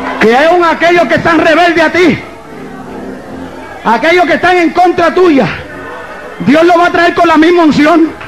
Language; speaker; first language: Spanish; native; Spanish